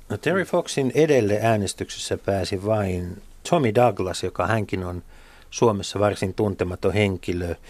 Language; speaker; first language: Finnish; native; Finnish